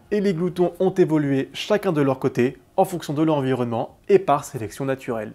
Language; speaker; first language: French; native; French